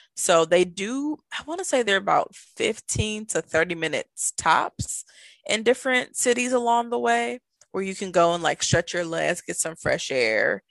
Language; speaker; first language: English; native; English